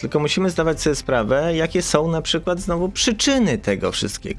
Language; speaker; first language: Polish; native; Polish